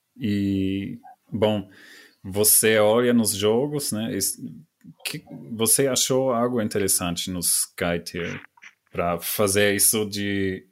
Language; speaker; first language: Portuguese; non-native, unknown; German